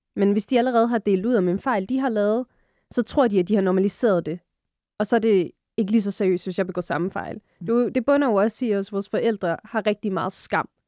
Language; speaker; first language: Danish; early bilingual, other home language; Arabic